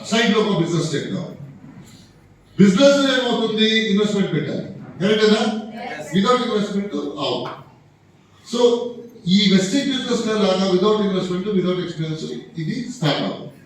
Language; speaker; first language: Telugu; non-native, fluent; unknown